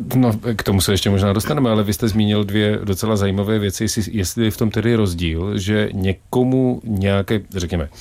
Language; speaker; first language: Czech; native; Czech